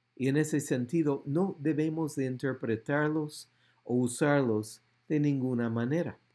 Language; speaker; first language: Spanish; non-native, fluent; English